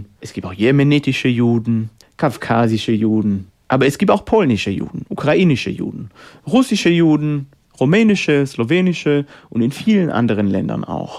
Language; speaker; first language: German; non-native, fluent; Hebrew